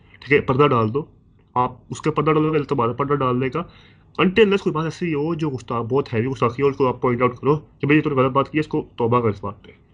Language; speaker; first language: Urdu; native; Urdu